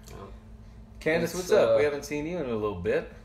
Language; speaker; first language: English; native; English